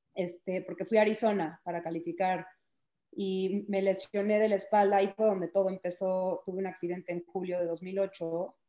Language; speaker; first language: Spanish; early bilingual, heritage; Spanish